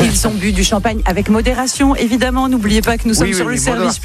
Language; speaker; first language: French; native; French